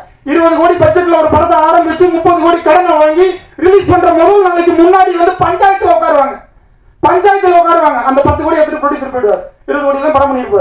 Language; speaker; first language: Tamil; native; Tamil